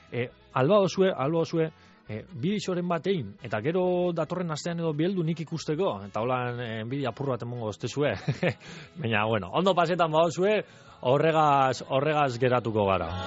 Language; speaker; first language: Basque; native; Basque